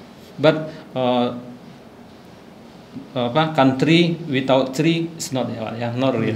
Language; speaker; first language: English; non-native, learner; Indonesian